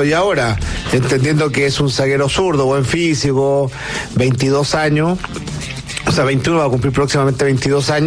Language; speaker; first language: Spanish; native; Spanish